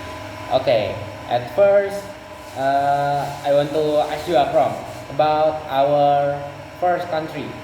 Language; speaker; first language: English; non-native, learner; Indonesian